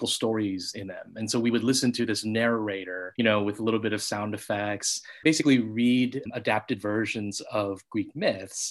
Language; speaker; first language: English; native; English